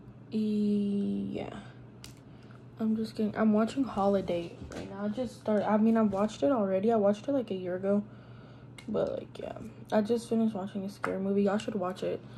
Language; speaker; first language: English; early bilingual, other home language; Spanish